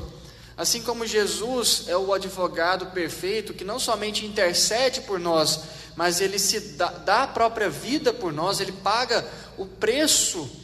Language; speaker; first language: Portuguese; native; Portuguese